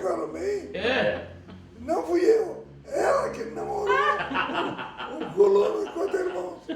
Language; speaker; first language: Portuguese; early bilingual, other home language; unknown